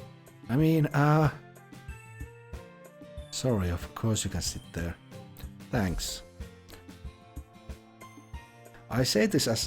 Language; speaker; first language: English; non-native, fluent; Finnish